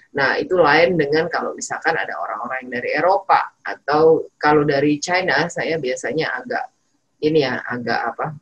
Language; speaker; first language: Indonesian; native; Indonesian